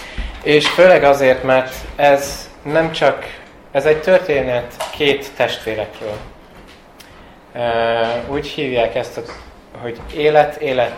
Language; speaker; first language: Hungarian; early bilingual, heritage; Hungarian